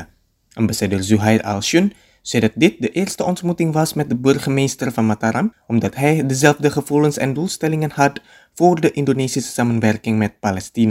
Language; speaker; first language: Dutch; non-native, fluent; Indonesian